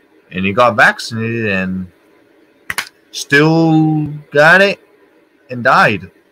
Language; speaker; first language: English; native; English